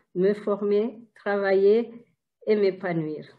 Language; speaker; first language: French; non-native, fluent; Tigrinya